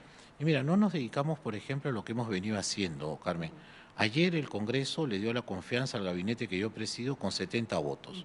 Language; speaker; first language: Spanish; native; Spanish